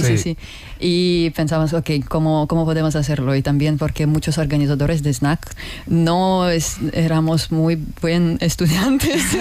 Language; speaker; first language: Spanish; non-native, fluent; Russian